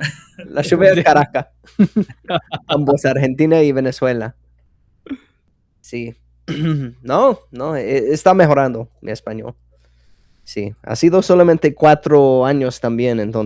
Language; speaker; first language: Spanish; non-native, fluent; English